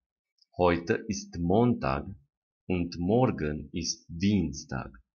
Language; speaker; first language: German; non-native, fluent; Romanian